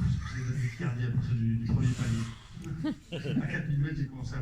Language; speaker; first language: French; native; French